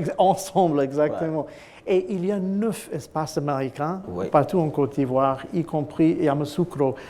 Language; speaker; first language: French; non-native, fluent; English